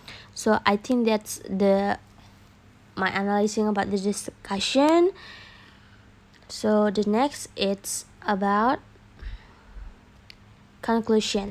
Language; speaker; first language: English; non-native, learner; Indonesian